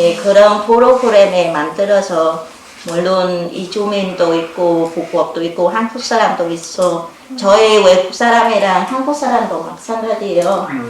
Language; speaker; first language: Korean; non-native, learner; Vietnamese